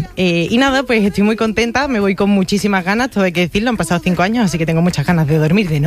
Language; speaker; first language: Spanish; native; Spanish